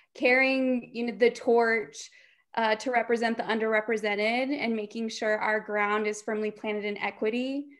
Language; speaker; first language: English; native; English